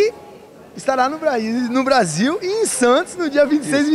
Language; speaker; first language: Portuguese; native; Portuguese